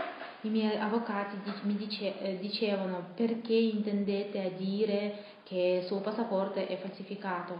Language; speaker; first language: Italian; non-native, fluent; Russian